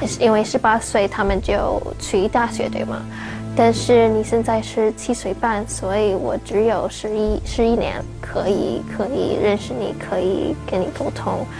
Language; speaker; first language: Chinese; non-native, learner; English